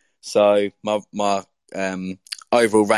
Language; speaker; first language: English; native; English